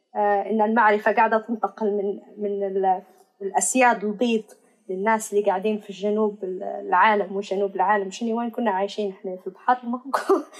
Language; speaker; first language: Arabic; native; Arabic